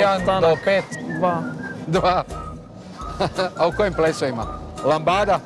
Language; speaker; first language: Croatian; native; Croatian